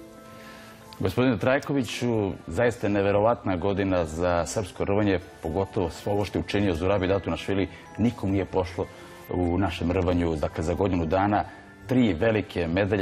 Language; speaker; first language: Serbian; native; Serbian